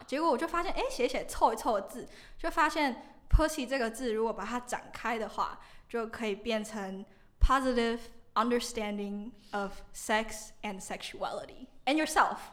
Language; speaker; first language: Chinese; native; Chinese